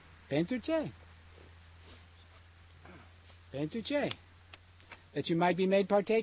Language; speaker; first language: Romanian; non-native, learner; English